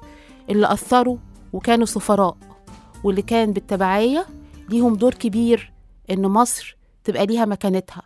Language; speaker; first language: Arabic; native; Arabic